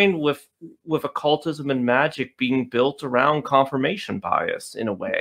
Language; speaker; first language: English; native; English